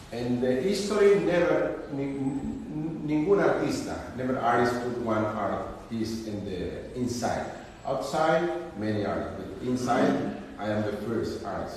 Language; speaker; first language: English; non-native, learner; Spanish